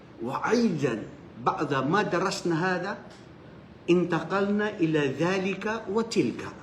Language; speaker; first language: Arabic; non-native, fluent; Filipino